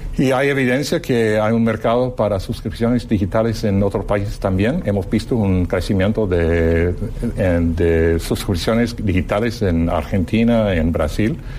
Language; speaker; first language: Spanish; non-native, fluent; English